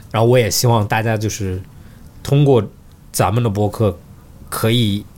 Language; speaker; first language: Chinese; early bilingual, heritage; Chinese